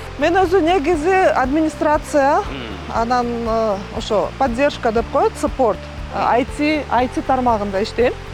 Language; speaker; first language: Kyrgyz; native; Kyrgyz